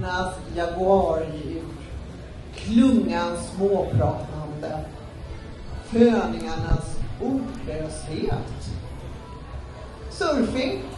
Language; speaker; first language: Swedish; native; Swedish